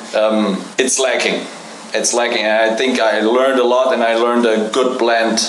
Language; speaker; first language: English; non-native, fluent; German